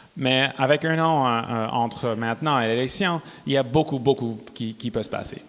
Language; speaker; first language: French; non-native, local second language; English